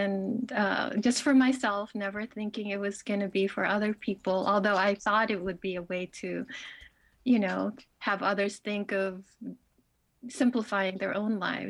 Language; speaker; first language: English; early bilingual, other home language; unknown